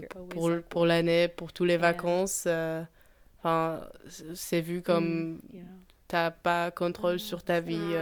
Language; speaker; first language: French; non-native, fluent; Polish